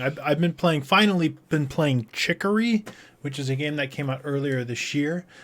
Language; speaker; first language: English; native; English